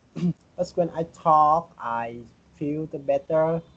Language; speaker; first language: English; non-native, learner; Vietnamese